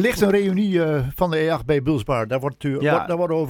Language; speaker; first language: Dutch; native; Dutch